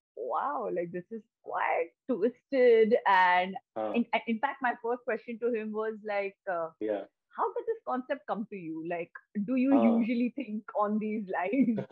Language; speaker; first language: English; non-native, local second language; Bangla